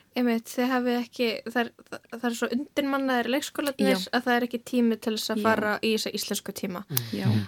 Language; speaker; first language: Icelandic; non-native, fluent; Serbian